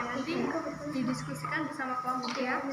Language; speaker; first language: Indonesian; native; Indonesian